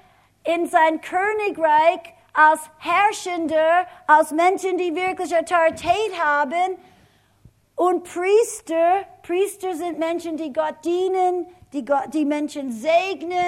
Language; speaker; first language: German; non-native, fluent; English